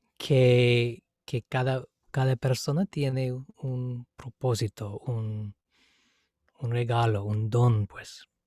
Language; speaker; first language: Spanish; non-native, fluent; English